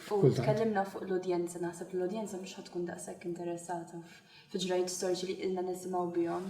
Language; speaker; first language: Maltese; native; Maltese